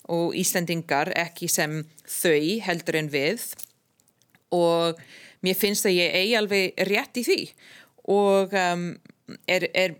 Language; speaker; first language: Icelandic; non-native, fluent; English